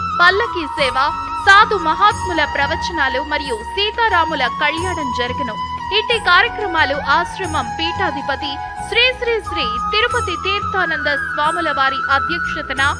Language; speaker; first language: Telugu; native; Telugu